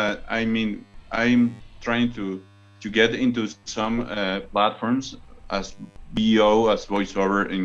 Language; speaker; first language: English; non-native, learner; Spanish